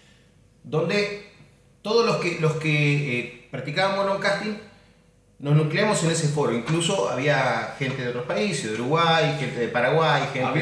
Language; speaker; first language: Spanish; native; Spanish